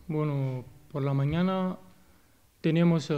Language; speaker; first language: Spanish; non-native, learner; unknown